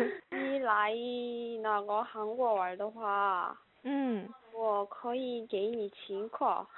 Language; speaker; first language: Chinese; non-native, learner; Korean